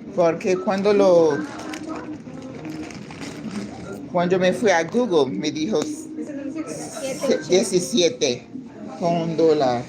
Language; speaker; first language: Spanish; non-native, learner; English